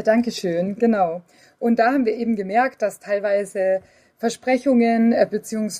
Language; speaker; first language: German; native; German